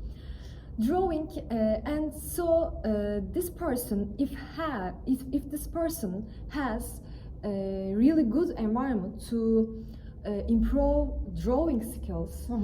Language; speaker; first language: English; non-native, fluent; Turkish